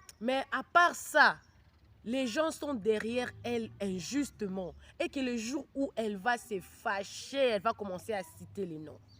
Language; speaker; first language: French; non-native, local second language; Lingala